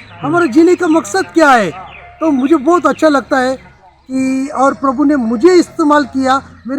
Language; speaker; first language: Hindi; non-native, local second language; Marathi